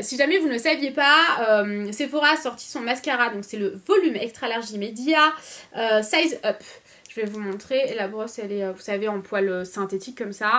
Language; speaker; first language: French; native; French